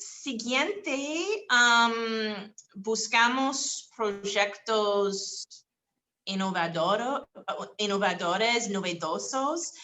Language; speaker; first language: Spanish; non-native, fluent; English